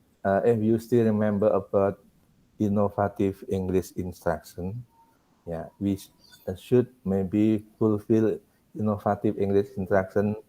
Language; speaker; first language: English; non-native, learner; Indonesian